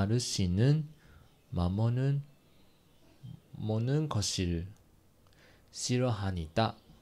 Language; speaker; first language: Korean; non-native, learner; Chinese